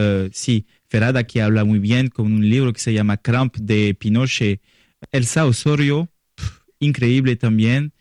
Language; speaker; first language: Spanish; non-native, learner; French